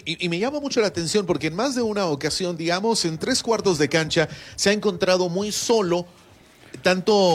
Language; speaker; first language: Spanish; native; Spanish